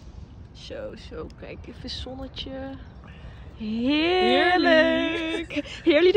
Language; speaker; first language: Dutch; native; Dutch